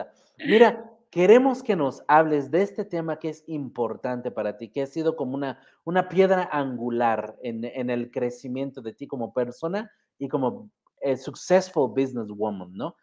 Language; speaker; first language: Spanish; native; Spanish